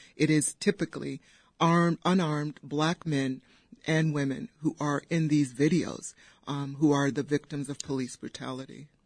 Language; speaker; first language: English; native; English